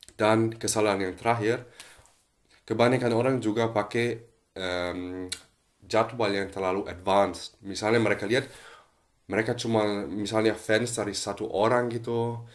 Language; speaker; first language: Indonesian; non-native, fluent; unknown